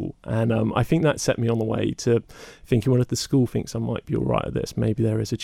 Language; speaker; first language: English; native; English